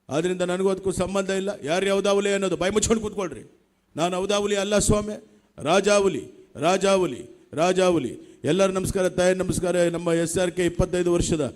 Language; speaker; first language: Kannada; native; Kannada